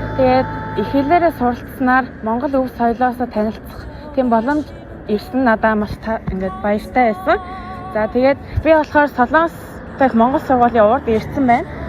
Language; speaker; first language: Mongolian; early bilingual, heritage; Mongolian